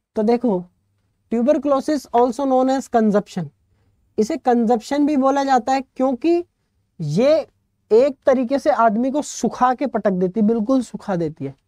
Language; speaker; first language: Hindi; native; Hindi